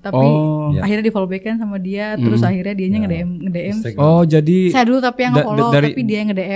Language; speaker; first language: Indonesian; native; Indonesian